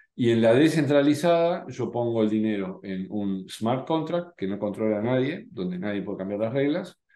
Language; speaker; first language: Spanish; native; Spanish